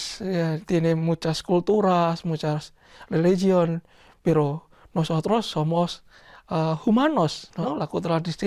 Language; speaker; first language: Spanish; non-native, learner; Indonesian